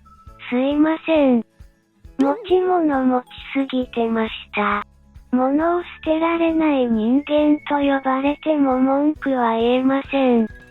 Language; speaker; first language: Japanese; native; Japanese